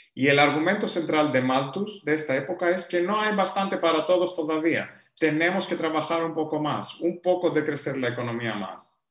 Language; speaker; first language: Spanish; non-native, fluent; Greek